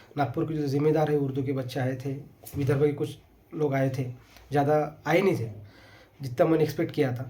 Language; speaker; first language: Hindi; non-native, local second language; Urdu